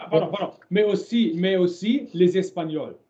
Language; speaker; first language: French; non-native, learner; German